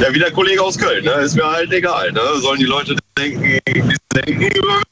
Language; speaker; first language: German; native; German